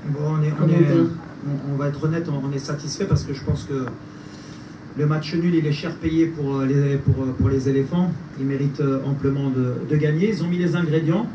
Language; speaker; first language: French; native; French